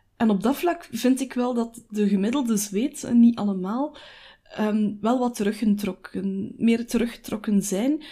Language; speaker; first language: Dutch; native; Dutch